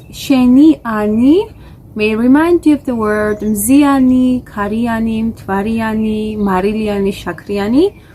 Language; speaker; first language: English; non-native, fluent; Georgian